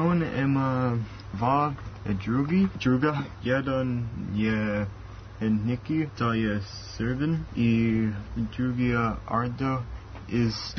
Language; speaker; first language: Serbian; non-native, learner; English